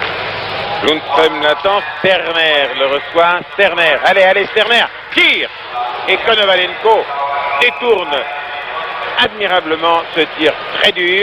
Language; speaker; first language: French; native; French